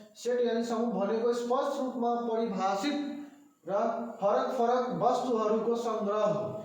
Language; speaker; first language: Nepali; non-native, local second language; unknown